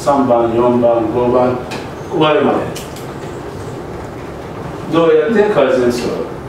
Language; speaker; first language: Japanese; non-native, learner; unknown